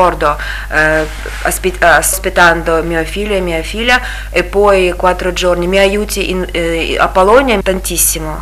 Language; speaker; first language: Italian; non-native, learner; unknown